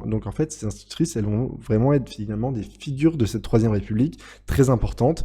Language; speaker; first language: French; native; French